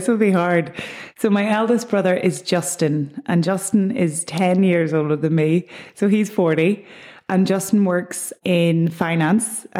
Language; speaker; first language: English; native; English